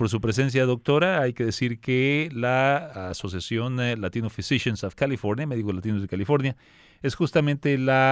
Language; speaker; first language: Spanish; native; Spanish